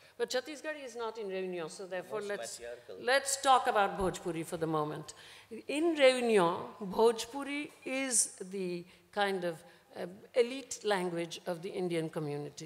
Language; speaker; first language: English; non-native, local second language; Bangla